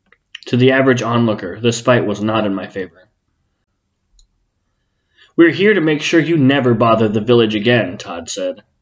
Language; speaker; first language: English; native; English